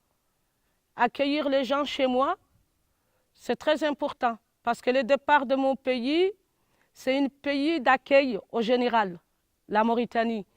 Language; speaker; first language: French; non-native, local second language; Arabic